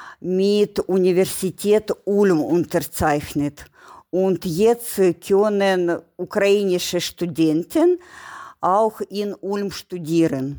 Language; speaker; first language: German; non-native, learner; Ukrainian